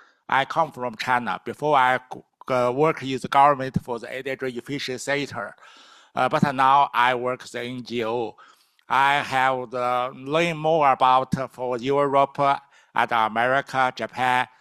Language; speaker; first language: English; non-native, learner; Chinese